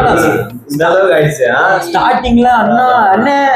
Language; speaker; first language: Tamil; native; Tamil